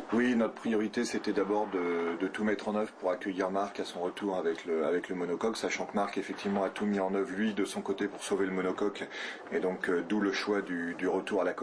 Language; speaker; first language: French; native; French